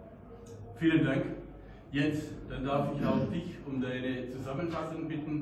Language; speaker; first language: German; native; German